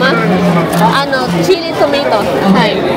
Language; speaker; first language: Japanese; non-native, learner; Filipino